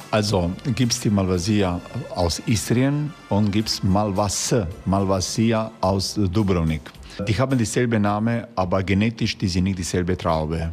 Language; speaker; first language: German; non-native, learner; Croatian